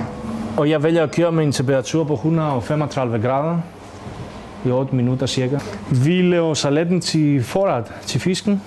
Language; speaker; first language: Danish; non-native, fluent; Greek